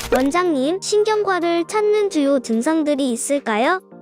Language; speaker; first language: Korean; native; Korean